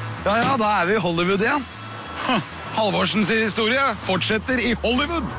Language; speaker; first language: Norwegian; native; Norwegian